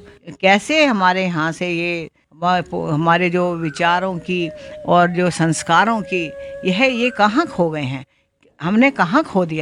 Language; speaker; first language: Hindi; native; Hindi